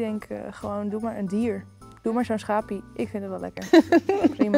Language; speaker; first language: Dutch; native; Dutch